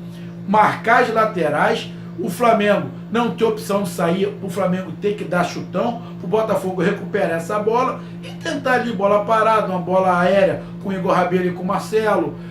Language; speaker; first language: Portuguese; native; Portuguese